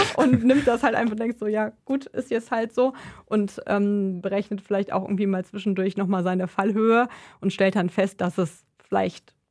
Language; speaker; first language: German; native; German